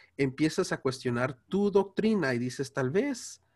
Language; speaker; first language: Spanish; early bilingual, heritage; Spanish